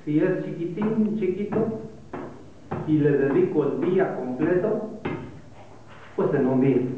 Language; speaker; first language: Spanish; native; Spanish